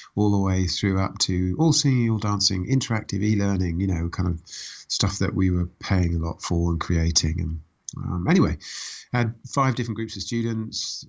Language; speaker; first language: English; native; English